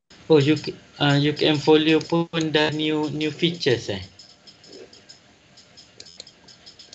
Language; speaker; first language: English; non-native, local second language; Malay